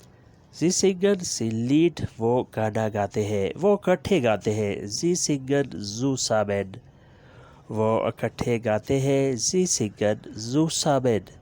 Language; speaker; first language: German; non-native, learner; Urdu